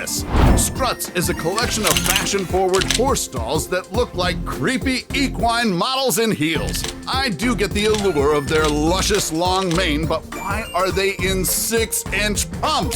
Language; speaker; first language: English; native; English